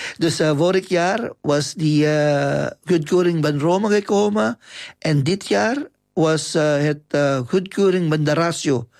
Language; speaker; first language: Dutch; non-native, fluent; Filipino